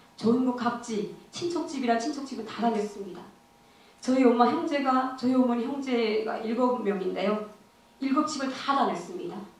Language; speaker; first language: Korean; native; Korean